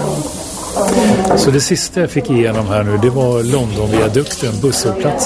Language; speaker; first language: Swedish; native; Swedish